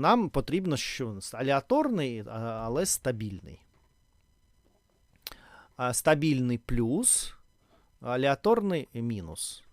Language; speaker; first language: Ukrainian; non-native, learner; Russian